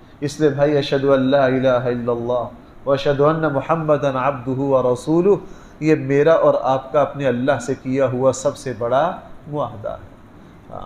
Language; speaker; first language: Urdu; non-native, local second language; Punjabi